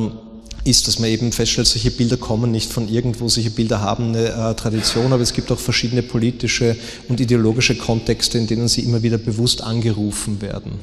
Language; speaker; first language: German; native; German